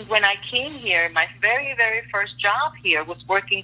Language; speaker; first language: English; non-native, fluent; German